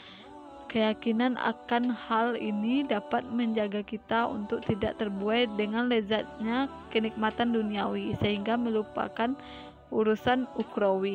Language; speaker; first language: Indonesian; native; Indonesian